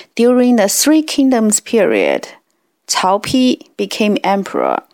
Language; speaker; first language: English; non-native, fluent; Chinese